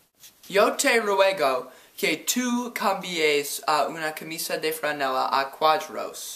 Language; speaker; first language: Spanish; non-native, learner; English